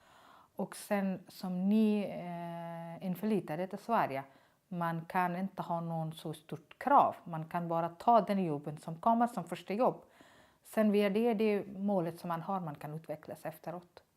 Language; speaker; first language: Swedish; non-native, learner; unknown